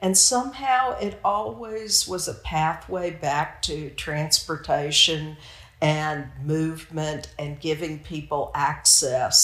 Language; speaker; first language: English; native; English